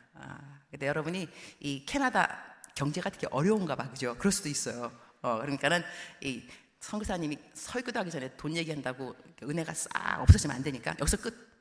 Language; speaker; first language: Korean; early bilingual, heritage; Korean